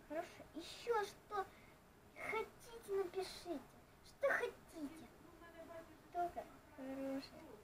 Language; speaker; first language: Russian; non-native, local second language; Ukrainian